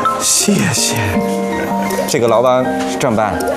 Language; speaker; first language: Chinese; non-native, fluent; Swedish